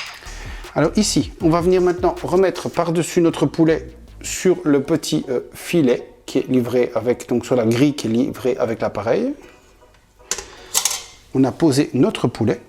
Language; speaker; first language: French; native; French